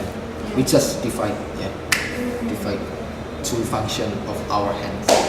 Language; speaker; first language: English; non-native, fluent; Indonesian